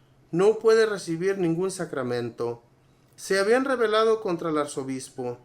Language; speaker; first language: Spanish; native; Spanish